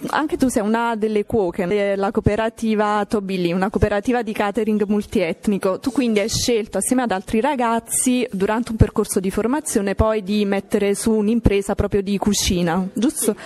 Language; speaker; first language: Italian; native; Italian